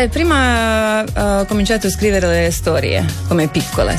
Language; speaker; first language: Italian; non-native, learner; Croatian